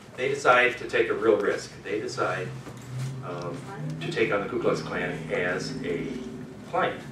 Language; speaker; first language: English; native; English